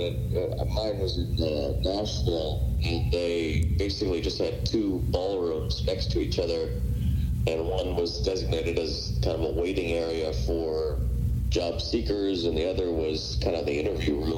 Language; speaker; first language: English; native; English